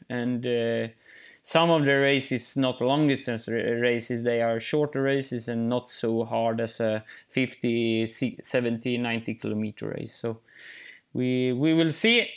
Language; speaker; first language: English; non-native, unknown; Swedish